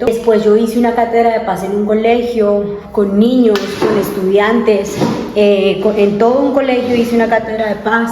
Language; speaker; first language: Spanish; native; Spanish